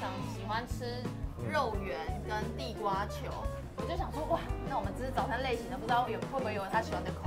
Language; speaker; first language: Chinese; native; Chinese